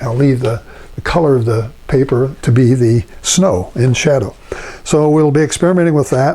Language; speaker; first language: English; native; English